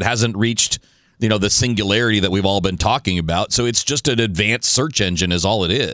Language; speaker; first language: English; native; English